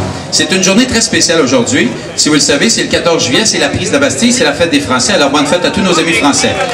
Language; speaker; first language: French; native; French